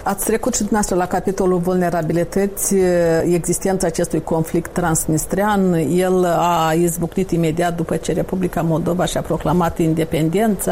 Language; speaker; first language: Romanian; native; Romanian